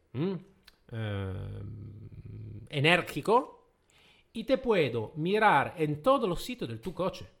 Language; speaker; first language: Spanish; non-native, fluent; Italian